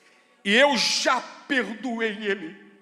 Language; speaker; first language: Portuguese; native; Portuguese